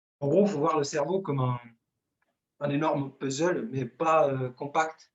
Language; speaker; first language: French; non-native, local second language; Arabic